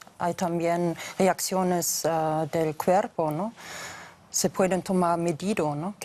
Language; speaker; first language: Spanish; non-native, fluent; German